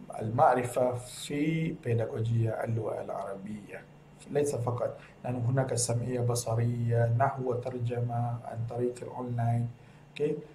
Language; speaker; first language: Arabic; non-native, fluent; Malay